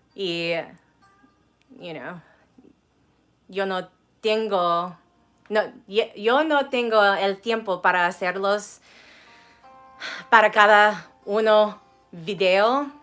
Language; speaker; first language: Spanish; non-native, learner; English